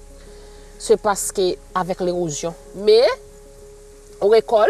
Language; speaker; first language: French; non-native, local second language; Seselwa Creole French